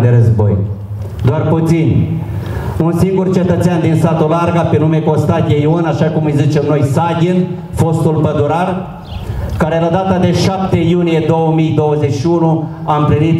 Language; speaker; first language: Romanian; native; Romanian